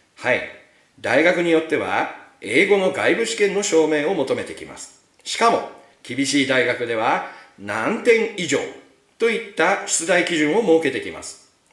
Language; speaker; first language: Japanese; native; Japanese